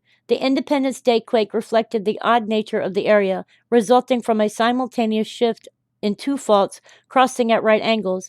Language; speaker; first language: English; native; English